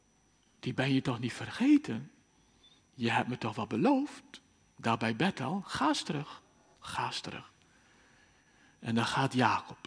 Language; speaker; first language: Dutch; native; Dutch